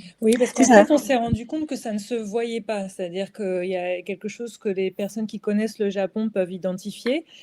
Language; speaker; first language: French; native; French